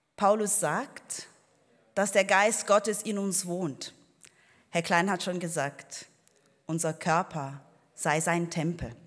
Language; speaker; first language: German; non-native, fluent; Portuguese